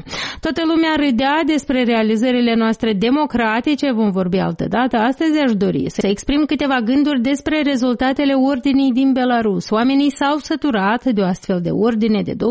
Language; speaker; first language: Romanian; native; Romanian